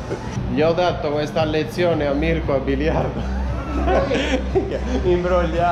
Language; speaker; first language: Italian; native; Italian